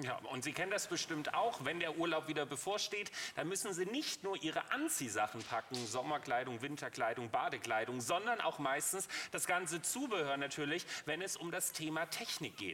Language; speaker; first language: German; native; German